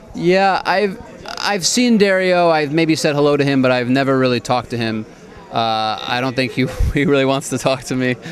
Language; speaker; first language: English; native; English